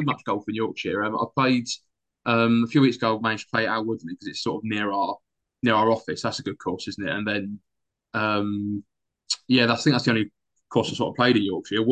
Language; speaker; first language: English; native; English